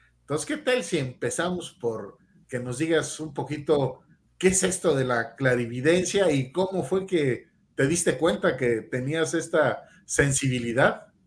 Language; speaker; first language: Spanish; native; Spanish